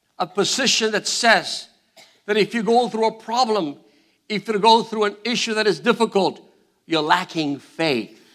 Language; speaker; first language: English; non-native, fluent; Spanish